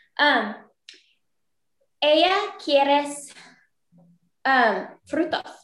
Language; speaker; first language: Spanish; non-native, learner; English